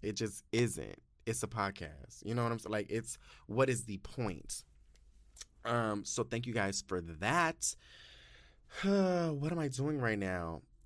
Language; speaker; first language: English; native; English